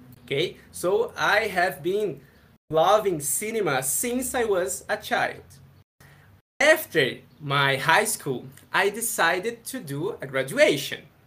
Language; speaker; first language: English; non-native, fluent; Portuguese